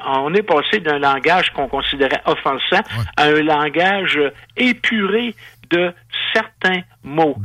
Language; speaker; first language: French; native; French